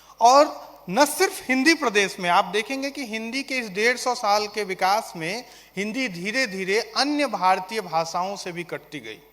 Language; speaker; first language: Hindi; non-native, local second language; Maithili